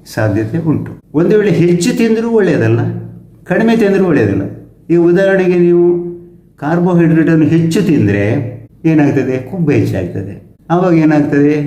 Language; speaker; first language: Kannada; native; Kannada